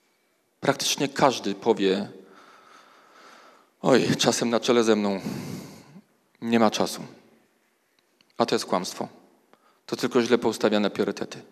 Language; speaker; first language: Polish; native; Polish